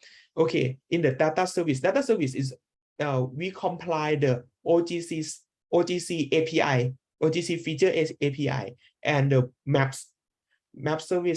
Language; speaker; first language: English; non-native, learner; Thai